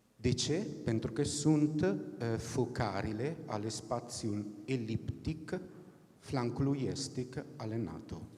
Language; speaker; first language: Romanian; non-native, fluent; Italian